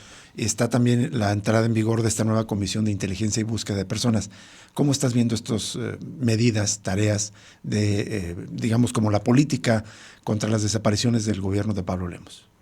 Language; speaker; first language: Spanish; native; Spanish